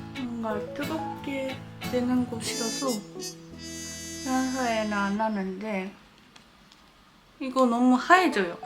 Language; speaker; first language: Korean; non-native, learner; Japanese